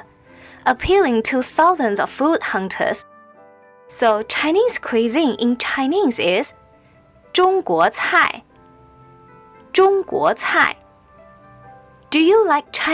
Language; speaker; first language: English; non-native, fluent; Chinese